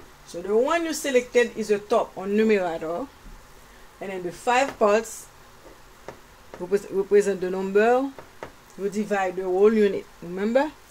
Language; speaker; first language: English; non-native, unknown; Haitian Creole